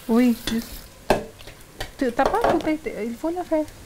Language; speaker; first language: French; non-native, learner; Hindi